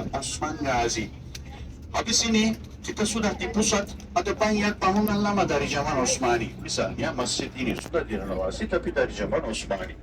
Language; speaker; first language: Indonesian; non-native, fluent; Turkish